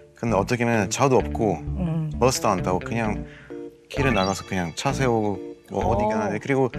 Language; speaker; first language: Korean; non-native, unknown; Bulgarian